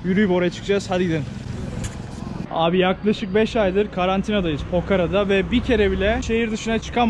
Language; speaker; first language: Turkish; native; Turkish